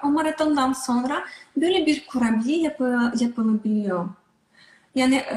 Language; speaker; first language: Turkish; non-native, learner; Russian